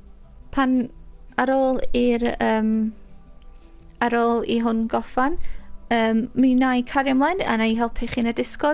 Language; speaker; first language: Welsh; native; Welsh